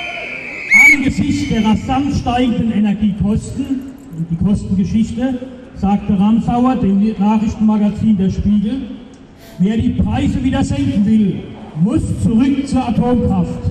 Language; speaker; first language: German; native; German